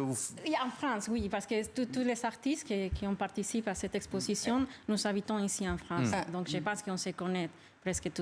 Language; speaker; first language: French; non-native, fluent; Spanish